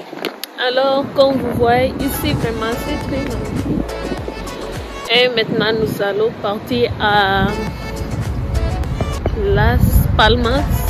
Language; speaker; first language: French; non-native, local second language; Lingala